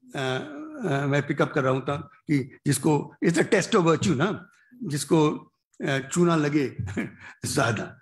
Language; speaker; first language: Hindi; native; Hindi